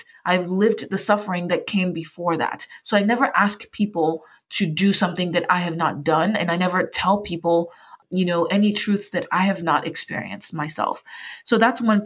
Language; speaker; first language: English; non-native, local second language; Yoruba